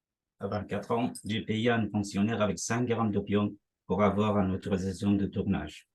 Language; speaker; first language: French; non-native, fluent; Persian